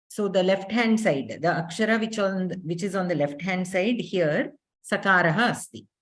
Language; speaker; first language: English; non-native, local second language; Telugu